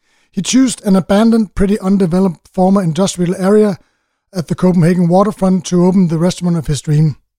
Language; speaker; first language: English; non-native, fluent; Danish